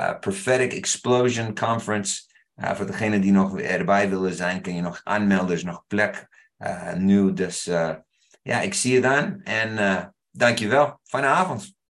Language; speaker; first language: Dutch; non-native, fluent; English